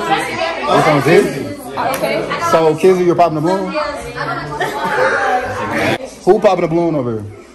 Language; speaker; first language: English; native; English